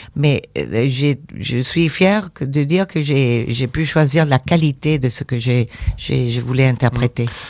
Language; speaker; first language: French; non-native, fluent; English